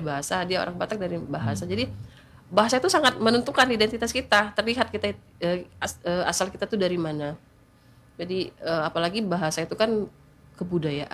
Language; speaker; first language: Indonesian; native; Indonesian